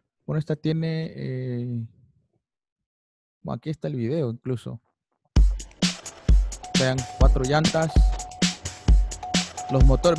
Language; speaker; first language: Spanish; native; Spanish